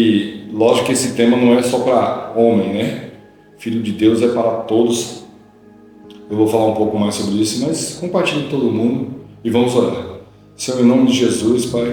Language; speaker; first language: Portuguese; native; Portuguese